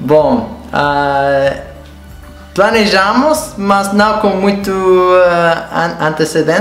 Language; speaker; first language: Portuguese; non-native, fluent; English